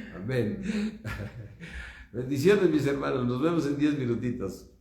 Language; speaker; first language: Spanish; native; Spanish